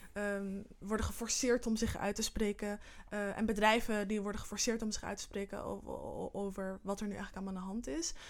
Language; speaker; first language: Dutch; early bilingual, other home language; Somali